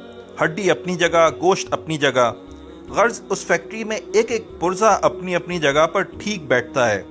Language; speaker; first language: Urdu; native; Urdu